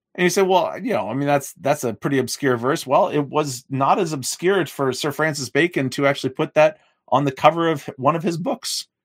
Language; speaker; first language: English; native; English